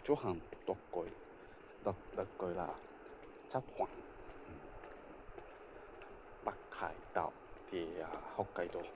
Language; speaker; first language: Vietnamese; non-native, learner; Japanese